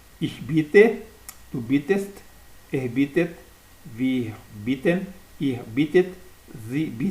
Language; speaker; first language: German; non-native, learner; Portuguese